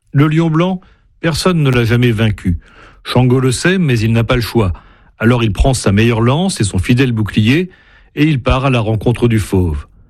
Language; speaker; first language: French; native; French